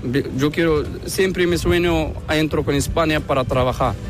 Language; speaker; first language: Spanish; non-native, learner; Arabic